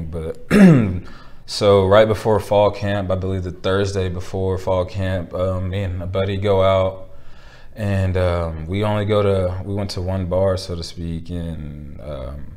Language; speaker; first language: English; native; English